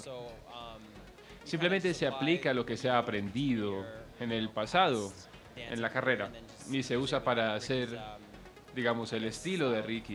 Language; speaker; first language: Spanish; non-native, fluent; English